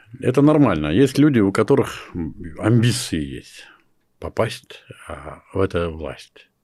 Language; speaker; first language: Russian; non-native, local second language; Kyrgyz